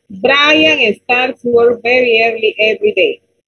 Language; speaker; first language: English; non-native, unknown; Spanish